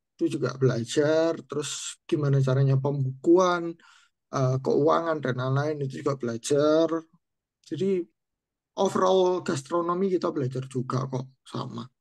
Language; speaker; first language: Indonesian; native; Indonesian